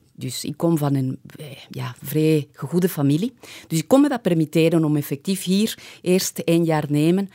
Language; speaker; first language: Dutch; non-native, fluent; Spanish